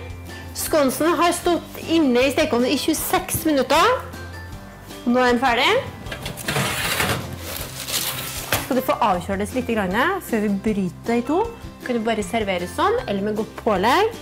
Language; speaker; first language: Norwegian; native; Norwegian